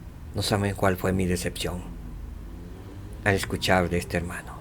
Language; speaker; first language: Spanish; native; Spanish